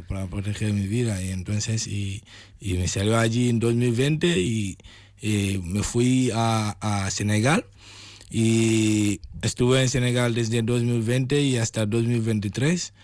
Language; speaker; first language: Spanish; non-native, learner; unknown